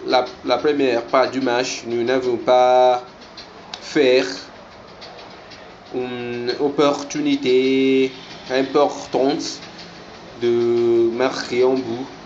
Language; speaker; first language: French; non-native, learner; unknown